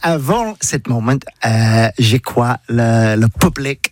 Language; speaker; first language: French; non-native, learner; English